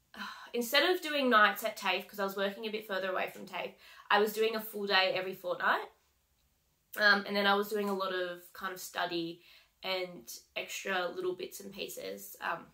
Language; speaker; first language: English; native; English